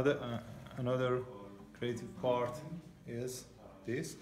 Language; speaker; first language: English; non-native, learner; Persian